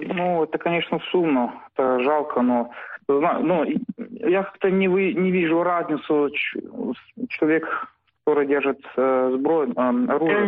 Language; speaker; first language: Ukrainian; non-native, local second language; Russian